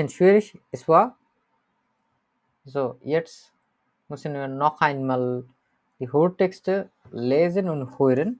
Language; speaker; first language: German; non-native, learner; Bangla